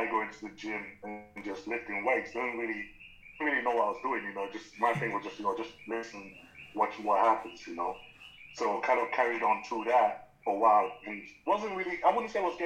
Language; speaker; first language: English; non-native, local second language; Yoruba